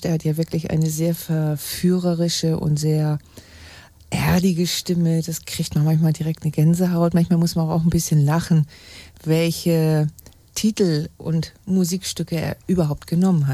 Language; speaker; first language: German; native; German